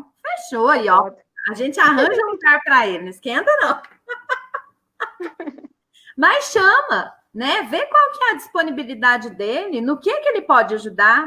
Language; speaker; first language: Portuguese; native; Portuguese